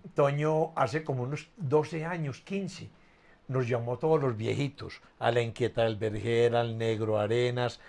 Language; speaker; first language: Spanish; native; Spanish